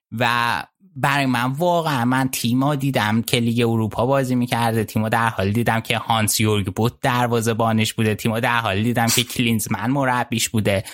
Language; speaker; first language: Persian; native; Persian